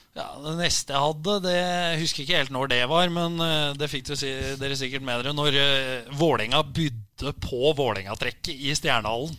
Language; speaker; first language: Norwegian; native; Norwegian